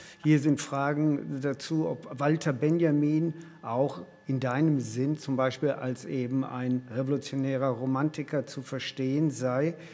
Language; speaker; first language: German; native; German